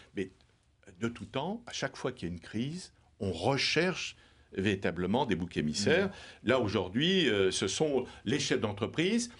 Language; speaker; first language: French; native; French